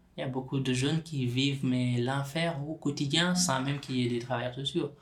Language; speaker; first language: French; non-native, local second language; Wolof